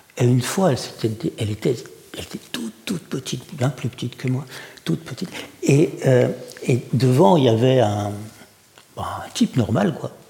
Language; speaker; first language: French; early bilingual, other home language; Russian